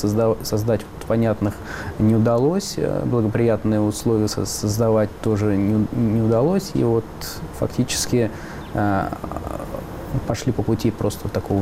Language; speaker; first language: Russian; native; Russian